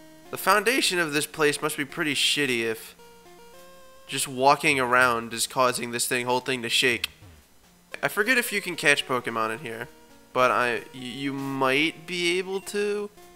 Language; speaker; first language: English; native; English